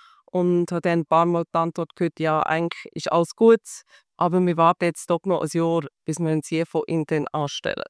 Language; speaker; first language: German; native; German